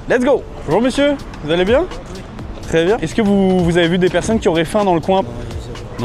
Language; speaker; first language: French; native; French